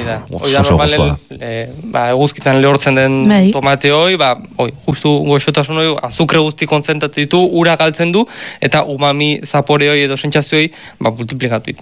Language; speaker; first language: Basque; native; Basque